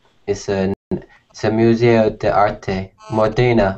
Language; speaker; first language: Spanish; non-native, learner; English